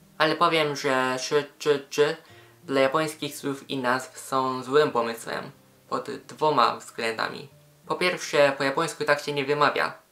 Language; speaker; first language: Polish; non-native, fluent; Japanese